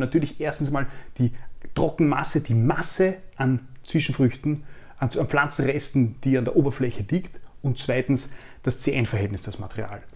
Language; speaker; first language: German; native; German